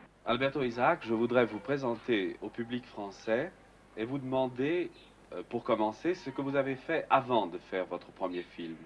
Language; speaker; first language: French; native; French